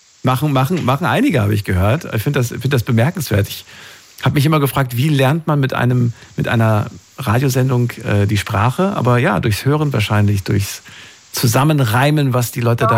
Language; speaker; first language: German; native; German